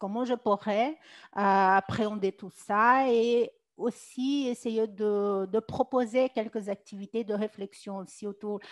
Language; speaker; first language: French; non-native, fluent; Portuguese